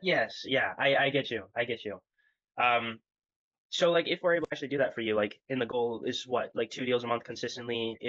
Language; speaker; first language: English; native; English